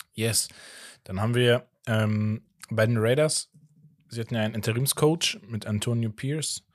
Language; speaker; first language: German; native; German